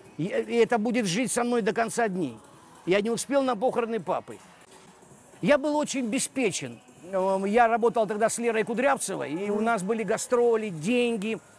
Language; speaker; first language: Russian; non-native, local second language; Georgian